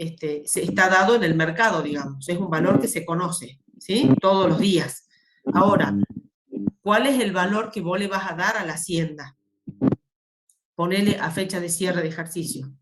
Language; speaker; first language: Spanish; native; Spanish